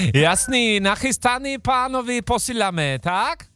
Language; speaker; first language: Czech; native; Czech